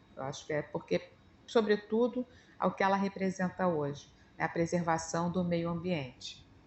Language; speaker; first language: Portuguese; native; Portuguese